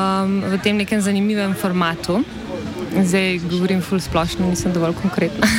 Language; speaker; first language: Slovenian; native; Slovenian